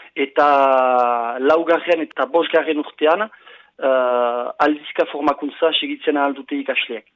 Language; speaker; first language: Basque; non-native, local second language; French